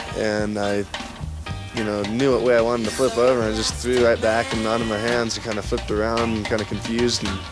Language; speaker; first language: English; native; English